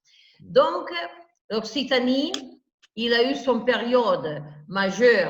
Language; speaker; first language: French; non-native, fluent; Italian